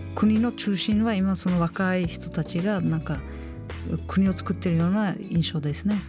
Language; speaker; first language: Japanese; non-native, fluent; Uzbek